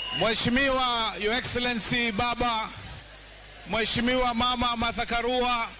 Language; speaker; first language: Swahili; native; Swahili